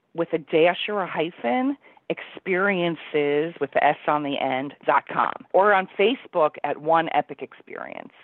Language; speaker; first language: English; native; English